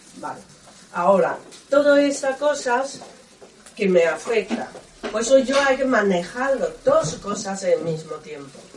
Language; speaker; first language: Spanish; non-native, learner; Chinese